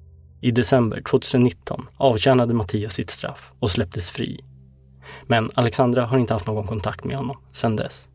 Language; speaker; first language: Swedish; native; Swedish